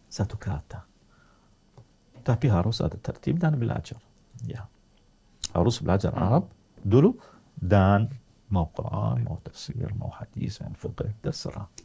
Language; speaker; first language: Indonesian; non-native, learner; Arabic